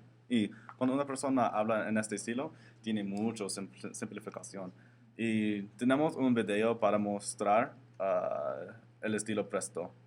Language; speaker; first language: Spanish; non-native, learner; English